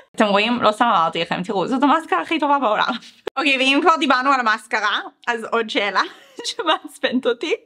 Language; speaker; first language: Hebrew; early bilingual, other home language; English